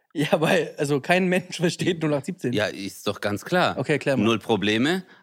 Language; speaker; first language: German; native; German